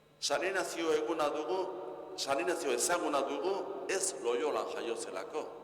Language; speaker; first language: Basque; native; Basque